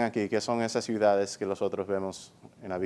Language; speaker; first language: Spanish; early bilingual, heritage; English